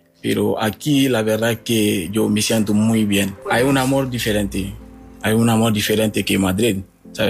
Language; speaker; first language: Spanish; non-native, fluent; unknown